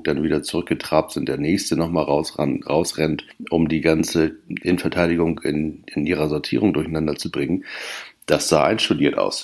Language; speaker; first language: German; native; German